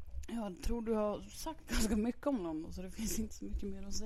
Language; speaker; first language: Swedish; native; Swedish